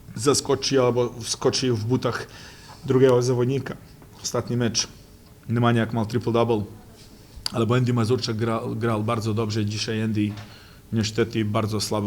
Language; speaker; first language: Polish; non-native, fluent; Serbian